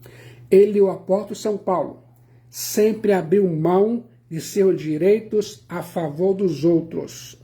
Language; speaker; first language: Portuguese; native; Portuguese